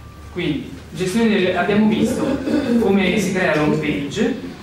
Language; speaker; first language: Italian; native; Italian